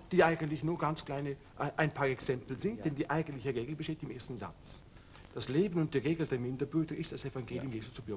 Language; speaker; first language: German; native; German